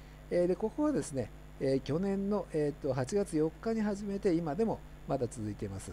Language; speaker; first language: Japanese; native; Japanese